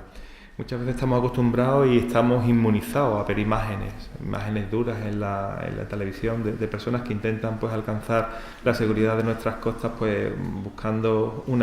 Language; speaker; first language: Spanish; native; Spanish